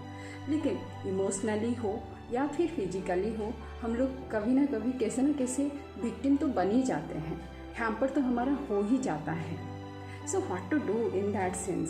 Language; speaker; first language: Hindi; non-native, local second language; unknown